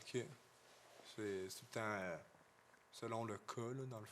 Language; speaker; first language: French; native; French